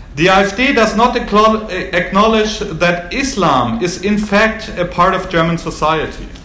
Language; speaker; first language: English; non-native, fluent; German